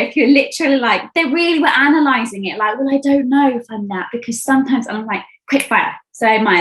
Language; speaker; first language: English; native; English